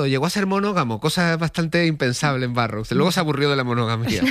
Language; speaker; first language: Spanish; native; Spanish